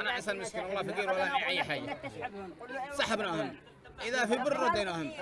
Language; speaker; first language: Arabic; native; Arabic